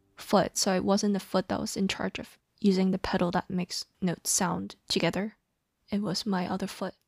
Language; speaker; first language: English; non-native, local second language; Cantonese